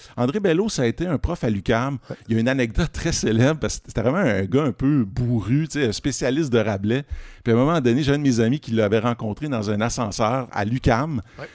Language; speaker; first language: French; native; French